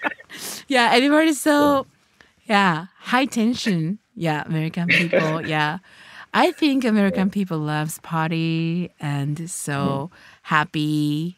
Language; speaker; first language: English; non-native, learner; Japanese